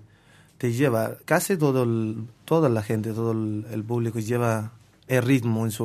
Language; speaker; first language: Spanish; non-native, fluent; Arabic